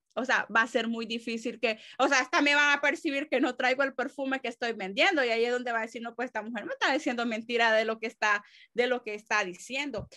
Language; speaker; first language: Spanish; native; Spanish